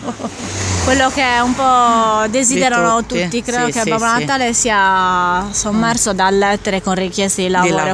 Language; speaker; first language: Italian; native; Italian